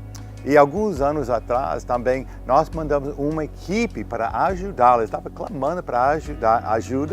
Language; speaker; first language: Portuguese; non-native, learner; English